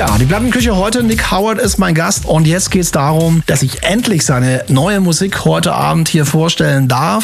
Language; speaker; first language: German; native; German